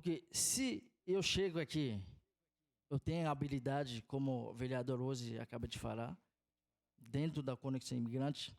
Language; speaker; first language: Portuguese; non-native, fluent; Haitian Creole